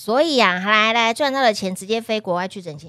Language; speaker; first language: Chinese; native; Chinese